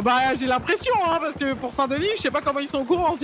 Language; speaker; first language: French; native; French